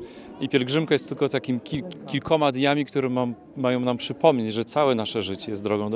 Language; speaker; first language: Polish; native; Polish